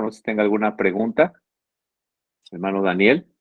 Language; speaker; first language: Spanish; native; Spanish